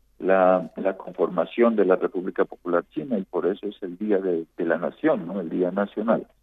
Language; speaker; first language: Spanish; native; Spanish